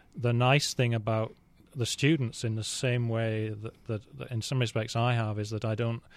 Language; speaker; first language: English; native; English